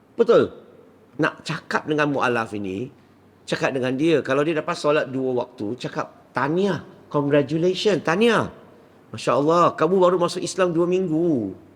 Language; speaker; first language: Malay; non-native, local second language; Min Nan Chinese